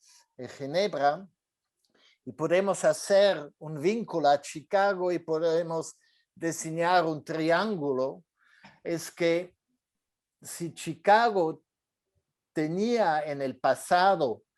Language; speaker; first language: Spanish; non-native, fluent; French